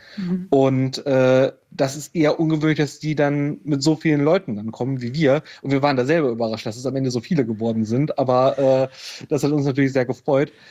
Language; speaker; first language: German; native; German